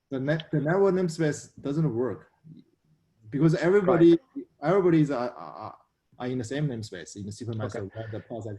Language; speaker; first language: English; non-native, fluent; Chinese